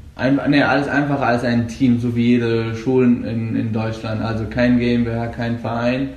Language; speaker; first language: German; non-native, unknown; Persian